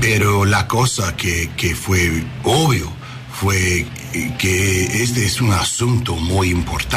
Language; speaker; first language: Spanish; non-native, learner; English